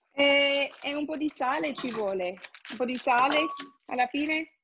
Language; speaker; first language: Italian; non-native, fluent; English